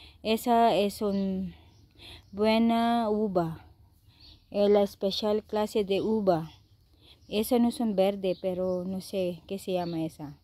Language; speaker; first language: Spanish; non-native, learner; Filipino